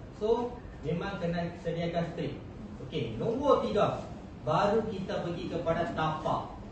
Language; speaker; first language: Malay; non-native, local second language; Tamil